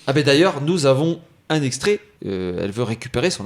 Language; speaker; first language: French; native; French